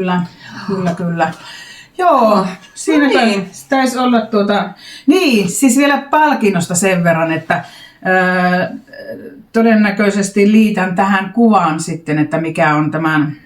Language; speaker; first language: Finnish; native; Finnish